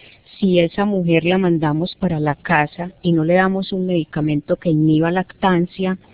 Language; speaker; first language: Spanish; native; Spanish